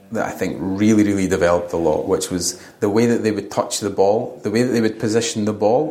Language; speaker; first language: English; native; English